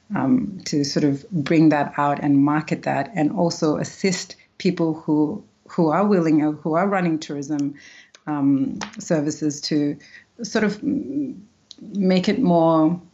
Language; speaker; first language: English; early bilingual, other home language; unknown